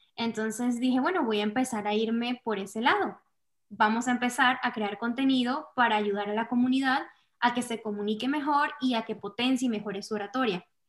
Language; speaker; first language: Spanish; native; Spanish